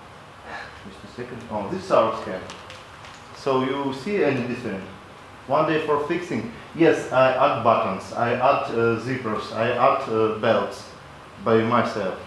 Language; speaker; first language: English; non-native, local second language; Latvian